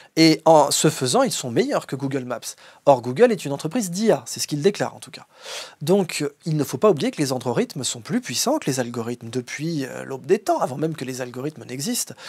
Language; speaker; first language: French; native; French